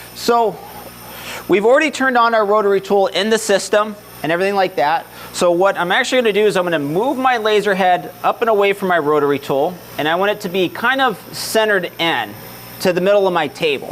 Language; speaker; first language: English; native; English